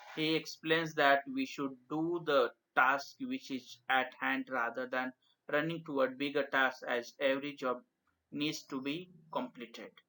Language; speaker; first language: English; non-native, local second language; Marathi